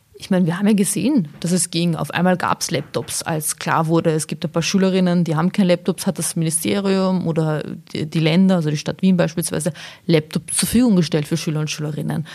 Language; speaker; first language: German; early bilingual, other home language; Bosnian